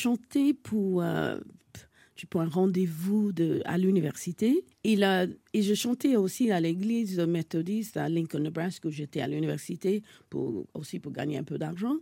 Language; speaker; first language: French; non-native, fluent; English